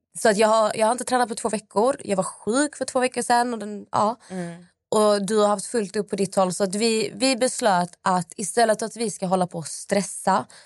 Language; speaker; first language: Swedish; native; Swedish